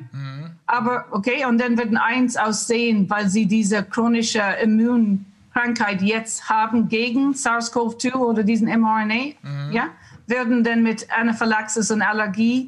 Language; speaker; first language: German; non-native, learner; English